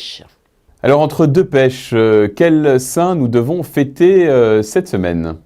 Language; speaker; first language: French; native; French